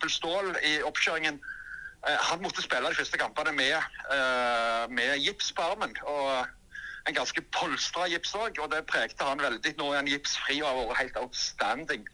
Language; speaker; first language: Norwegian; native; Norwegian